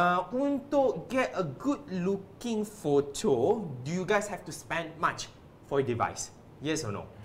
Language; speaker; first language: English; non-native, local second language; Malay